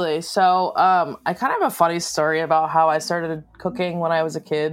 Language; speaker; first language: English; native; English